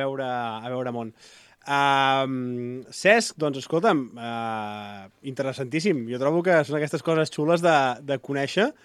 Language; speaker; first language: Catalan; native; Catalan